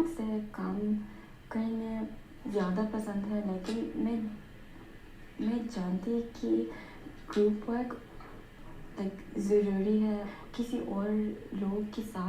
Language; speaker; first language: Hindi; non-native, learner; English